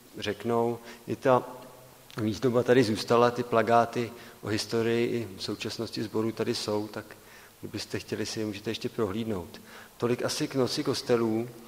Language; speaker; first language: Czech; native; Czech